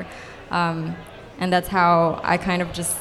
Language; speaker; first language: English; non-native, local second language; Cantonese